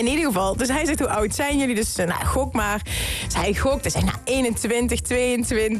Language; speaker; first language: Dutch; native; Dutch